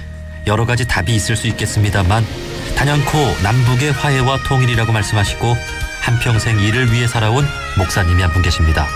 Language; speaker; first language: Korean; native; Korean